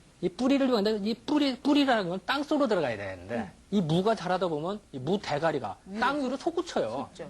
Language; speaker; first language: Korean; native; Korean